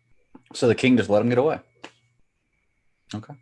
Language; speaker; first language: English; native; English